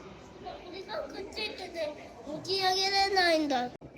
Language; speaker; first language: Japanese; native; Japanese